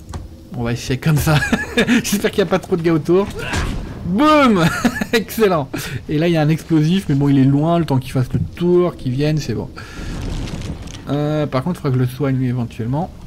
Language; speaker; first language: French; native; French